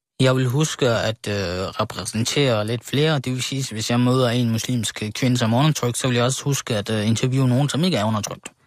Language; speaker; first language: Danish; early bilingual, other home language; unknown